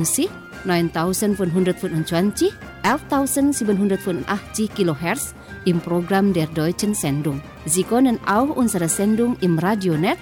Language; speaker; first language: German; non-native, fluent; Indonesian